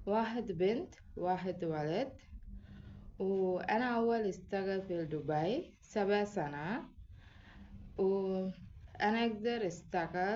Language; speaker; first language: Arabic; non-native, learner; Sinhala